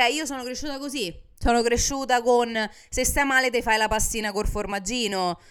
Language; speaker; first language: Italian; native; Italian